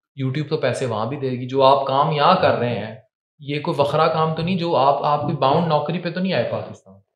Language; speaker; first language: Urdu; non-native, local second language; Punjabi